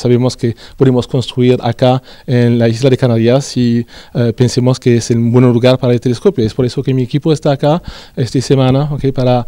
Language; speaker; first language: Spanish; non-native, fluent; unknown